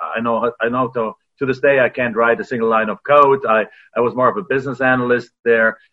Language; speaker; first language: English; non-native, fluent; German